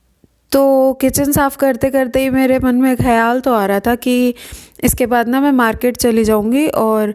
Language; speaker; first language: Hindi; native; Hindi